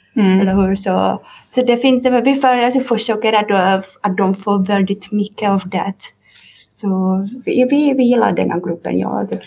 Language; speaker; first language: Swedish; non-native, fluent; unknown